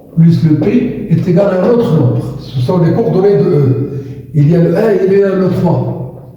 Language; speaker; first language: French; non-native, local second language; Arabic